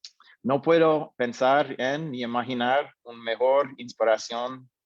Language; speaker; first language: Spanish; non-native, fluent; English